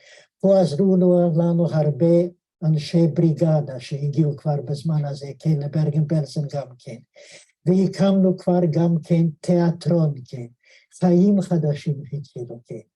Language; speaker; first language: Hebrew; non-native, fluent; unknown